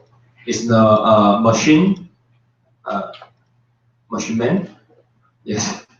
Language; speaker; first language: English; non-native, learner; Chinese